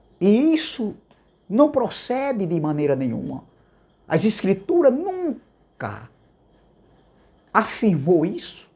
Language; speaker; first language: Portuguese; native; Portuguese